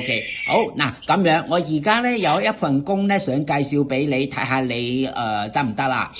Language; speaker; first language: Cantonese; native; Cantonese